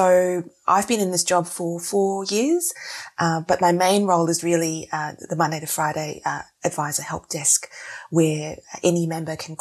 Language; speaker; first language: English; native; English